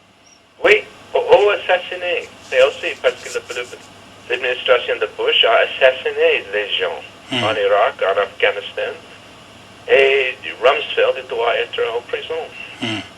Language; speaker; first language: French; non-native, fluent; English